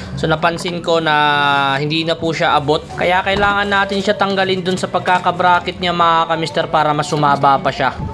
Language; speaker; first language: Filipino; non-native, local second language; Cebuano